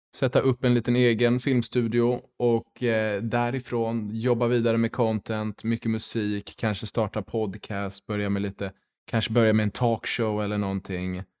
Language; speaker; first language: Swedish; early bilingual, heritage; Swedish